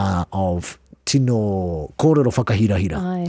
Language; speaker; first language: Māori; non-native, local second language; English